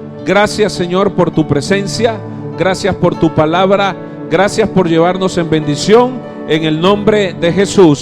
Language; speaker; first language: Spanish; native; Spanish